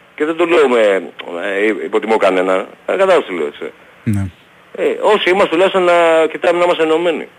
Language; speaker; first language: Greek; native; Greek